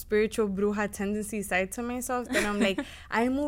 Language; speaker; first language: English; native; English